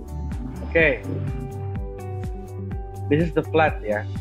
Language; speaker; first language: English; non-native, fluent; Indonesian